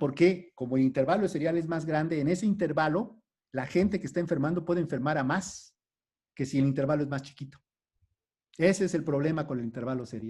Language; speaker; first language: Spanish; native; Spanish